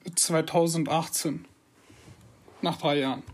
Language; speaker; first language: German; non-native, fluent; Arabic